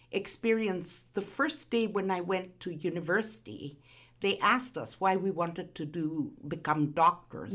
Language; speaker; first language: English; non-native, local second language; Gujarati